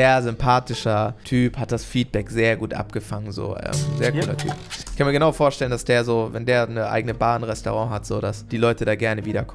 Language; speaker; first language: German; native; German